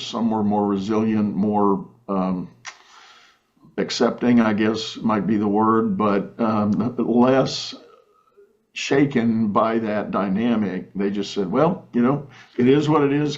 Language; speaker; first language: English; native; English